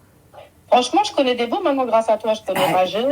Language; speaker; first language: French; native; French